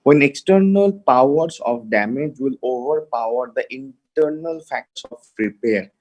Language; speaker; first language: English; non-native, local second language; Hindi